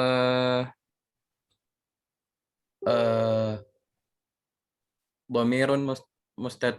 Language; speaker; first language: Arabic; non-native, learner; Indonesian